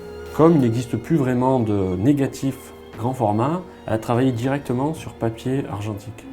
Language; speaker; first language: French; native; French